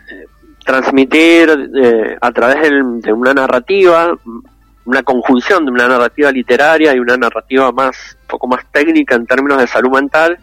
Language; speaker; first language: Spanish; native; Spanish